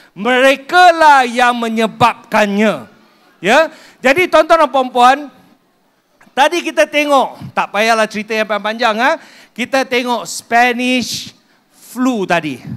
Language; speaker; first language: Malay; non-native, local second language; Min Nan Chinese